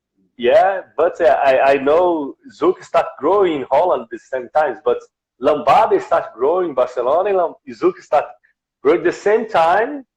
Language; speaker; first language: English; non-native, learner; Portuguese